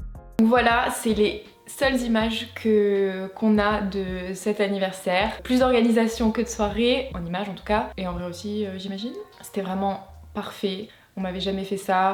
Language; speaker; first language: French; native; French